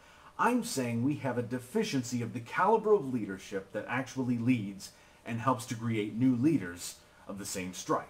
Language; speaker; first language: English; native; English